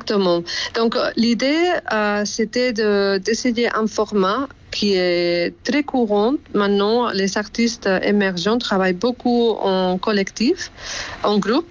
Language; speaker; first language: French; non-native, fluent; Spanish